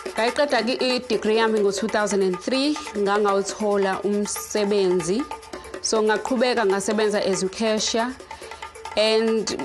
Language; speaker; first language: Zulu; native; Zulu